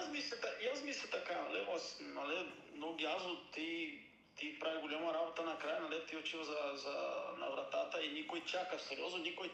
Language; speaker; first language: Bulgarian; non-native, learner; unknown